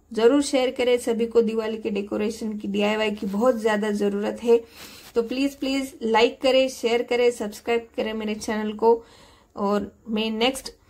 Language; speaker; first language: Hindi; non-native, local second language; Marathi